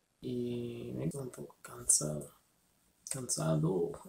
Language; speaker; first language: Spanish; non-native, learner; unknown